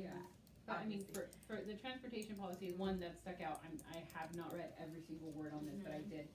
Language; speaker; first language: English; native; English